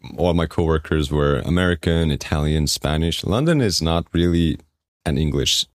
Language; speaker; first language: English; non-native, fluent; Estonian